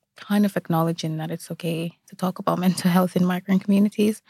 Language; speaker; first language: English; non-native, local second language; Igbo